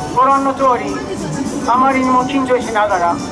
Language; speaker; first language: Japanese; non-native, fluent; Persian